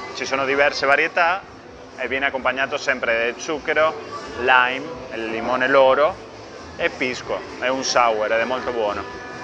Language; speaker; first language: Italian; non-native, fluent; Spanish